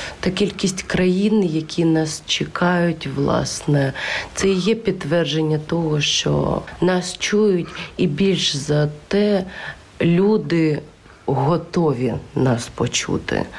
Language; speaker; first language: Ukrainian; native; Ukrainian